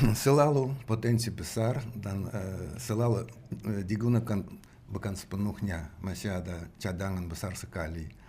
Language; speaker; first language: Indonesian; non-native, learner; Russian